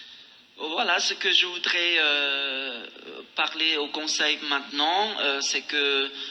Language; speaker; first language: French; non-native, fluent; Khmer